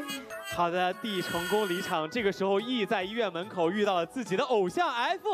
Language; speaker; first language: Chinese; native; Chinese